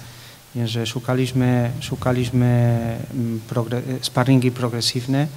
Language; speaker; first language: Polish; non-native, fluent; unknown